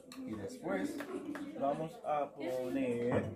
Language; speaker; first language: Spanish; non-native, learner; Arabic